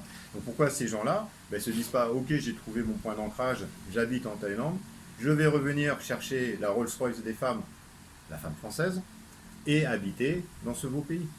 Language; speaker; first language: French; native; French